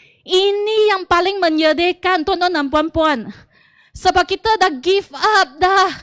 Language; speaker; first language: Malay; non-native, local second language; Chinese